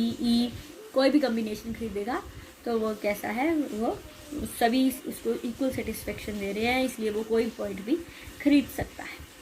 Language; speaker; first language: Hindi; native; Hindi